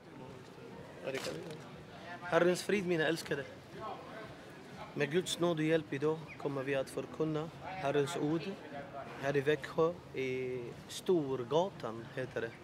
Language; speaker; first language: Swedish; non-native, fluent; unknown